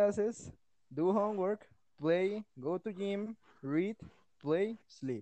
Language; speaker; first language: English; non-native, fluent; Spanish